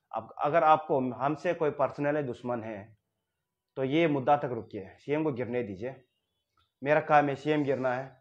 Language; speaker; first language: Hindi; non-native, local second language; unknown